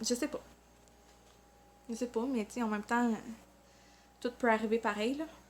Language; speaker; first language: French; native; French